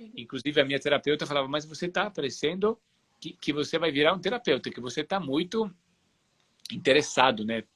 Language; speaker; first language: Portuguese; non-native, fluent; Italian